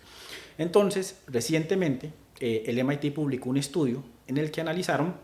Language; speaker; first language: Spanish; native; Spanish